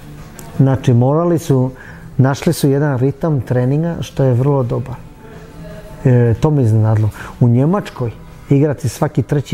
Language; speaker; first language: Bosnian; early bilingual, heritage; Bosnian